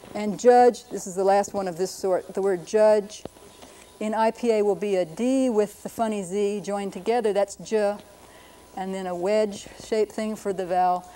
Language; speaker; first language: English; native; English